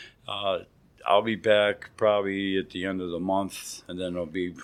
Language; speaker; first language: English; native; English